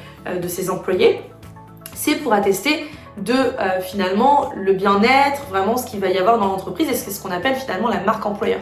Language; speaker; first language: French; native; French